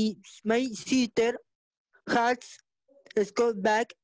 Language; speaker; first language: English; non-native, learner; Spanish